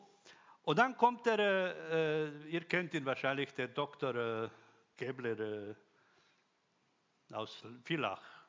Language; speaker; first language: German; non-native, fluent; Croatian